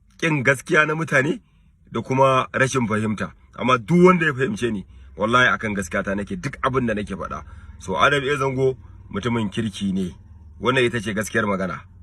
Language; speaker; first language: Hausa; non-native, local second language; Kanuri